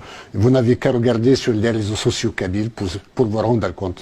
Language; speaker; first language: French; non-native, local second language; Kabyle